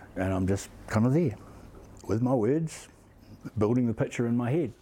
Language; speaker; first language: English; native; English